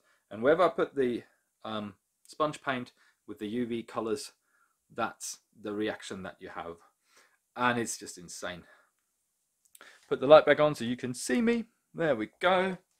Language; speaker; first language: English; non-native, fluent; German